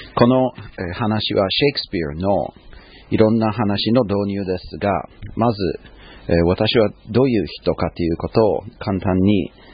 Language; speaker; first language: Japanese; non-native, fluent; English